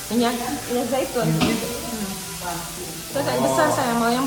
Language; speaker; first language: Indonesian; native; Indonesian